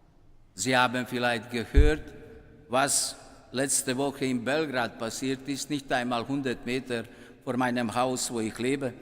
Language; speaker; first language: German; non-native, fluent; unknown